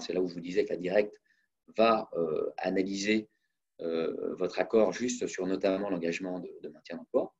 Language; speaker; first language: French; native; French